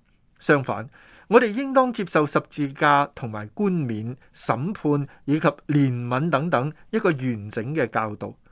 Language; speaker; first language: Chinese; non-native, local second language; Cantonese